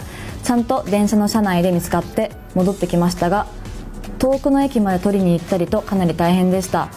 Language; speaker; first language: Japanese; native; Japanese